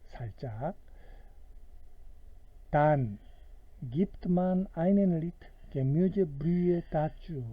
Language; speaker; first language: German; non-native, fluent; Korean